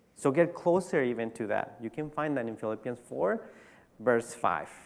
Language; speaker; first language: English; early bilingual, other home language; Spanish